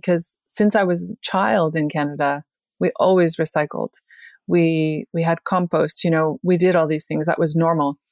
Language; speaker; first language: English; native; English